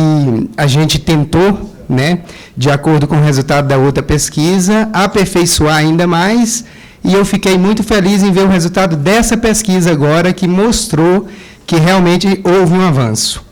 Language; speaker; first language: Portuguese; native; Portuguese